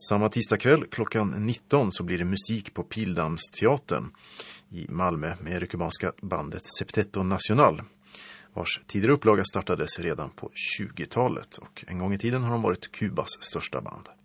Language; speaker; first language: Swedish; native; Swedish